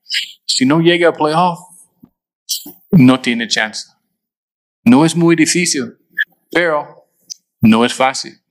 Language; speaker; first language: Spanish; non-native, fluent; English